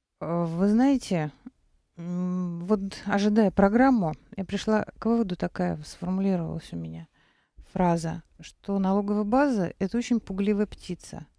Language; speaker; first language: Russian; native; Russian